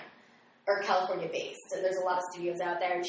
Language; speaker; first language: English; native; English